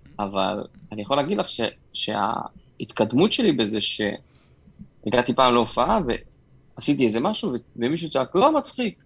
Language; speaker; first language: Hebrew; native; Hebrew